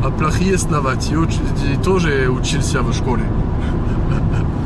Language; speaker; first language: Russian; non-native, learner; French